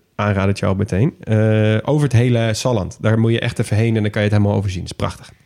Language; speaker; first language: Dutch; native; Dutch